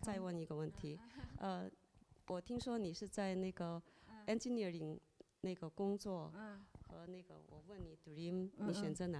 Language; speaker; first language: Chinese; non-native, fluent; Korean